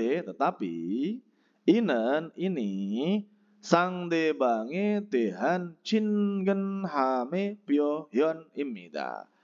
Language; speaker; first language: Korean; non-native, fluent; Indonesian